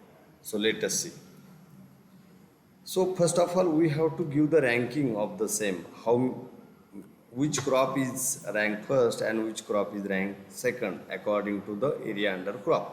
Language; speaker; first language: English; non-native, local second language; Marathi